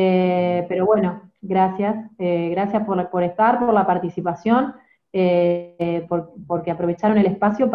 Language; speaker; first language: Spanish; native; Spanish